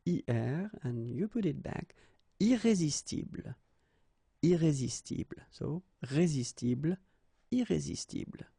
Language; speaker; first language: French; native; French